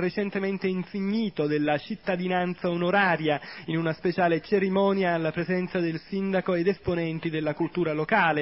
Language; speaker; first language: Italian; native; Italian